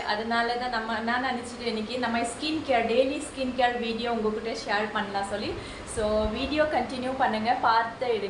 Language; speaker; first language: Tamil; non-native, fluent; Assamese